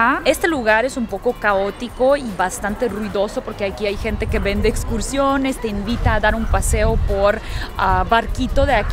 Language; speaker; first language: Spanish; early bilingual, heritage; Russian